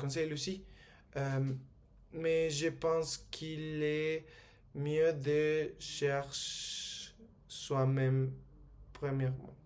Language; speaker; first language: French; non-native, learner; Spanish